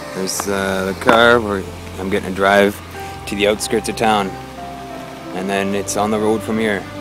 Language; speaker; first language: English; native; English